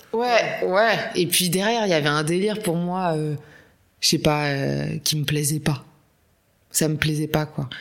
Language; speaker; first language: French; native; French